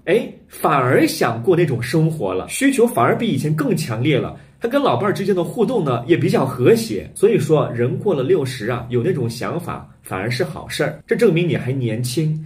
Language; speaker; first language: Chinese; native; Chinese